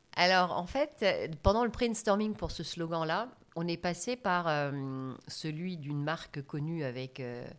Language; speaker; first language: French; non-native, fluent; German